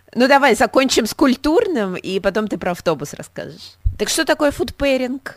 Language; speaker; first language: Russian; native; Russian